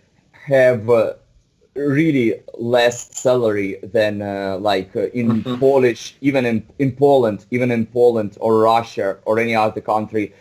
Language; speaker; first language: English; non-native, fluent; Russian